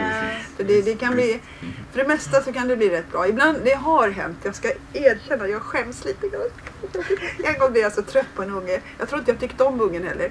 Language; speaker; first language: Swedish; native; Swedish